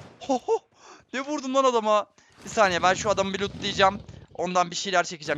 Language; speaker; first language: Turkish; native; Turkish